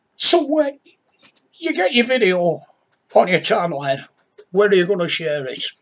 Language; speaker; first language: English; native; English